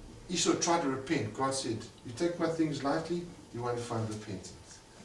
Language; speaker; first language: English; native; English